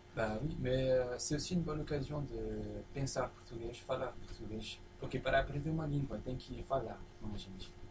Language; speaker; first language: French; native; French